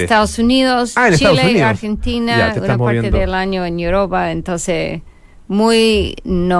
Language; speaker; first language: Spanish; non-native, fluent; English